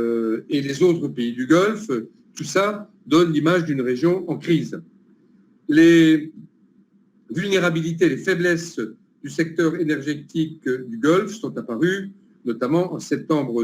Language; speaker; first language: French; native; French